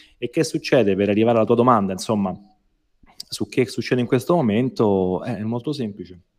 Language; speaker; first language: Italian; native; Italian